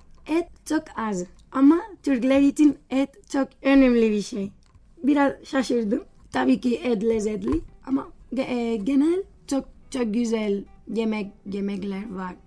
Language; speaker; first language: Turkish; non-native, learner; Spanish